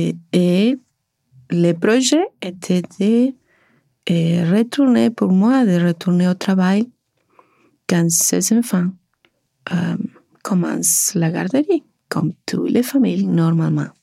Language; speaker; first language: French; non-native, learner; Spanish